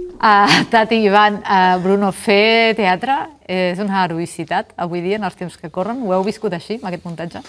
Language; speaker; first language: Catalan; native; Catalan